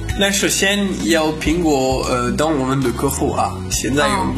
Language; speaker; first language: Chinese; non-native, learner; French